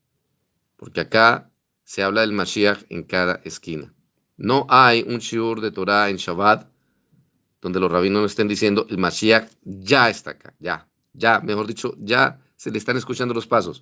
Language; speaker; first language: Spanish; native; Spanish